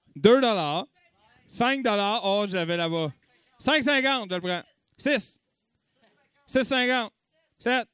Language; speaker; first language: French; native; French